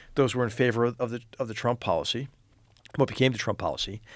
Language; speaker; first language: English; native; English